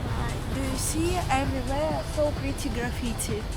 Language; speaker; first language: English; non-native, learner; Russian